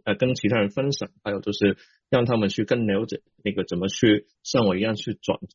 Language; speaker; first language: Chinese; non-native, local second language; Cantonese